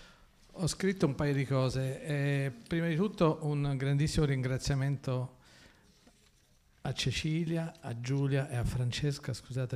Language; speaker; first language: Italian; native; Italian